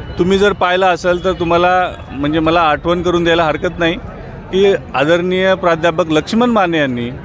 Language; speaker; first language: Marathi; non-native, local second language; Lambadi